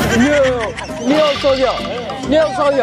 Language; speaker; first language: Chinese; non-native, learner; Thai